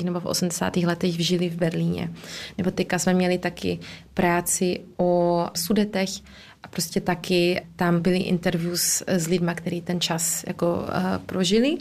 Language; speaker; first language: Czech; early bilingual, heritage; Czech